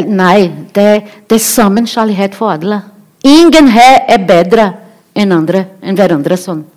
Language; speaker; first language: Norwegian; non-native, learner; Portuguese